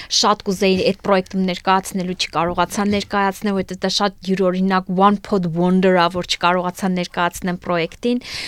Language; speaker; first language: Armenian; native; Armenian